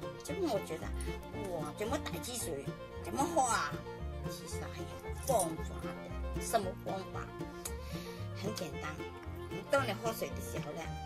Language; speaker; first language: Chinese; non-native, local second language; Cantonese